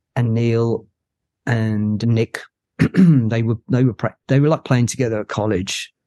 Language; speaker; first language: English; native; English